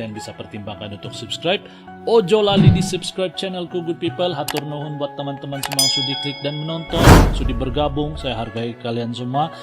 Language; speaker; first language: Malay; native; Malay